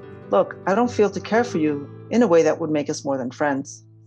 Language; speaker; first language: English; early bilingual, other home language; Spanish